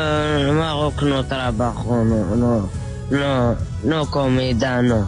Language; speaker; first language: Spanish; non-native, learner; Arabic